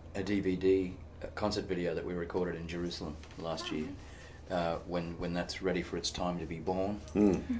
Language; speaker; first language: English; native; English